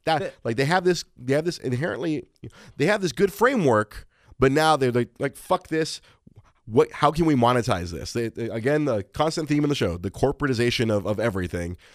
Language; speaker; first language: English; early bilingual, other home language; Spanish